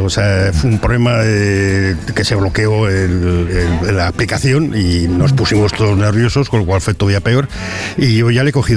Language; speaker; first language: Spanish; native; Spanish